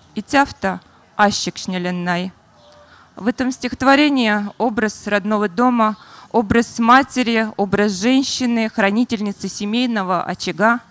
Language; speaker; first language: Russian; non-native, local second language; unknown